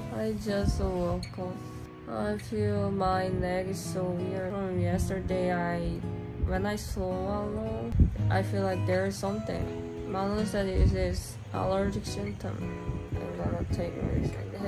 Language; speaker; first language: English; non-native, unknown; Korean